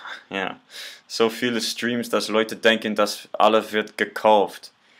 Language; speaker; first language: German; non-native, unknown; English